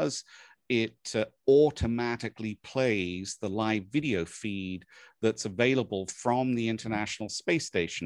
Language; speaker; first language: English; native; English